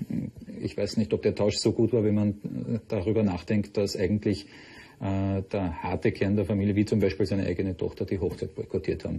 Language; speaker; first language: German; native; German